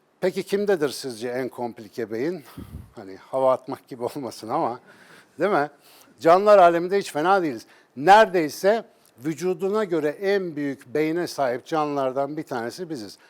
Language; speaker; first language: Turkish; native; Turkish